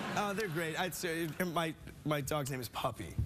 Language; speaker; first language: English; native; English